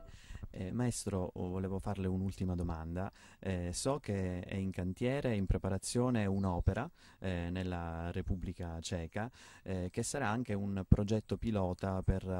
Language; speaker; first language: Italian; native; Italian